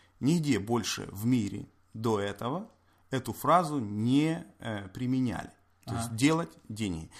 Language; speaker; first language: Russian; native; Russian